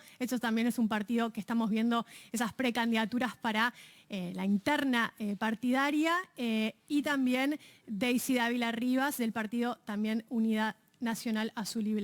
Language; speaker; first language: Spanish; native; Spanish